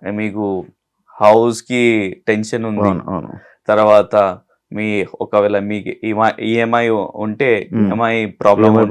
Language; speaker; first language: Telugu; non-native, learner; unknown